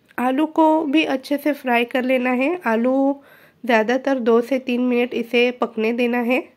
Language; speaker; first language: Hindi; non-native, local second language; Marathi